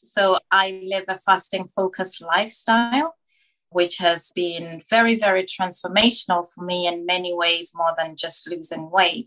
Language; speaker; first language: English; non-native, local second language; Tswana